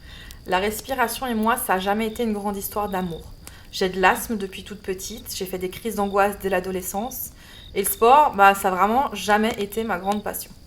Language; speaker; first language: French; native; French